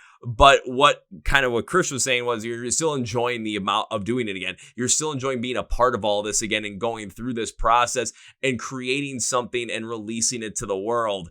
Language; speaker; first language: English; native; English